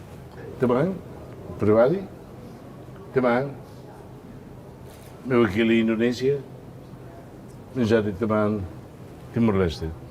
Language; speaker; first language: Indonesian; non-native, fluent; Tetum